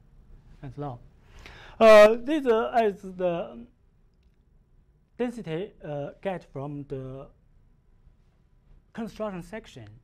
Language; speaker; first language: English; non-native, learner; Chinese